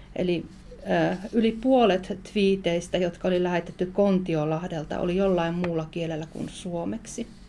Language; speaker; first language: Finnish; native; Finnish